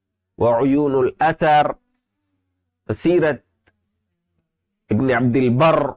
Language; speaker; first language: Arabic; non-native, fluent; Urdu